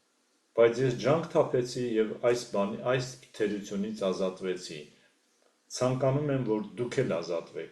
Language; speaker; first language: Armenian; native; Armenian